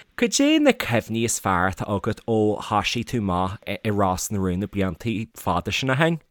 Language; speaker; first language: Irish; native; Irish